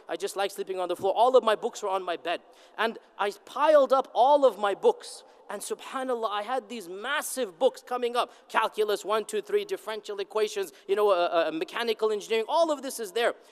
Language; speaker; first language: English; native; English